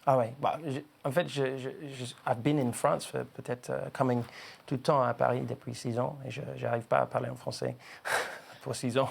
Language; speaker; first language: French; non-native, learner; English